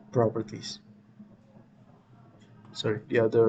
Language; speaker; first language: English; non-native, fluent; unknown